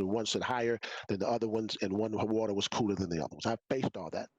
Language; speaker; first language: English; native; English